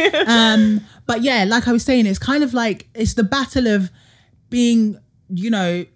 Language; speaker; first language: English; native; English